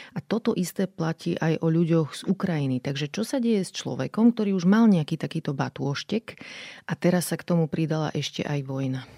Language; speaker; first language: Slovak; native; Slovak